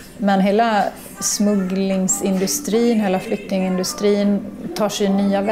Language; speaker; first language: Swedish; native; Swedish